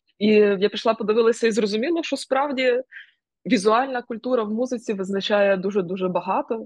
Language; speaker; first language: Ukrainian; native; Ukrainian